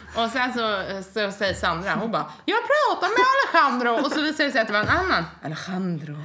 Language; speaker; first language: Swedish; native; Swedish